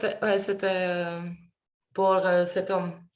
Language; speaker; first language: French; non-native, learner; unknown